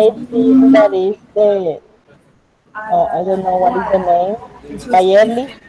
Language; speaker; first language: English; non-native, learner; Spanish